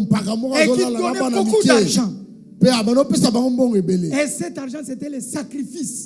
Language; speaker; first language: French; non-native, local second language; Lingala